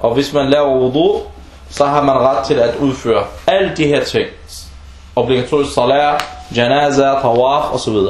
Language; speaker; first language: Danish; early bilingual, other home language; Arabic